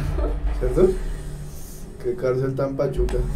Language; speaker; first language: Spanish; native; Spanish